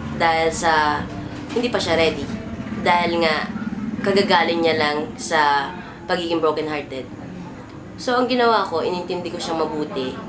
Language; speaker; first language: Filipino; native; Filipino